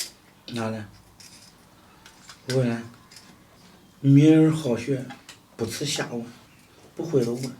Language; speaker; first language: Chinese; native; Chinese